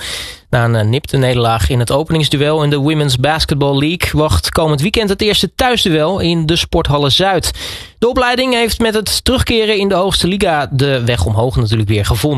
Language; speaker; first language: Dutch; native; Dutch